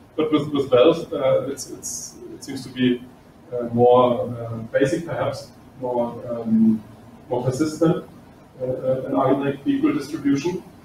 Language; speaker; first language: English; non-native, fluent; German